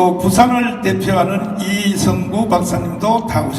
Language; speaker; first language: Korean; native; Korean